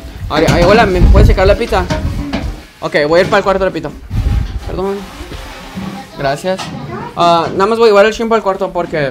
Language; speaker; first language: Spanish; early bilingual, heritage; Spanish